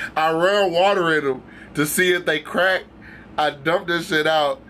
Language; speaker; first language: English; native; English